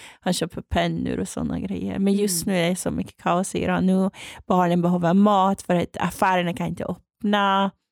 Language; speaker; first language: Swedish; non-native, fluent; Persian